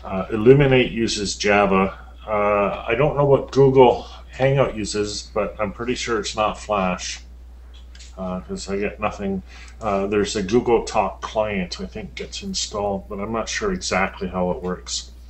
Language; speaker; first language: English; native; English